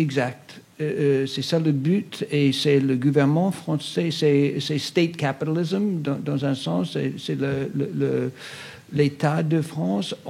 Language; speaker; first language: French; non-native, fluent; English